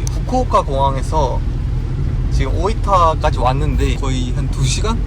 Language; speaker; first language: Korean; native; Korean